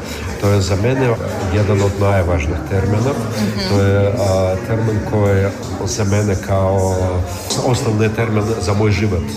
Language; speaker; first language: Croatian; non-native, fluent; Russian